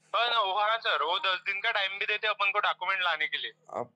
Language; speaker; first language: Hindi; non-native, local second language; Marathi